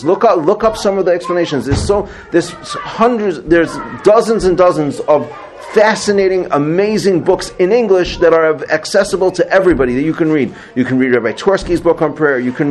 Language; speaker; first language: English; native; English